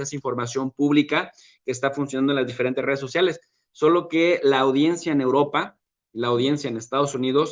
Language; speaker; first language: Spanish; native; Spanish